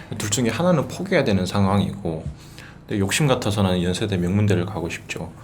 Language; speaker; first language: Korean; native; Korean